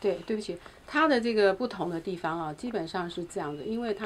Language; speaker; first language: Chinese; native; Chinese